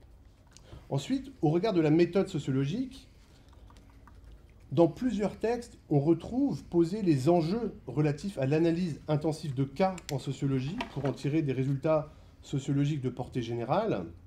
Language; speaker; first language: French; native; French